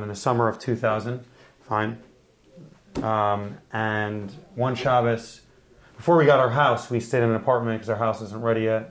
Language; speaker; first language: English; native; English